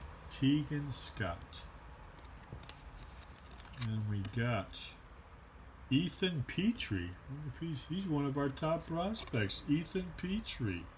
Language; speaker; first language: English; native; English